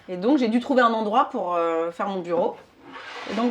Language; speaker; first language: French; native; French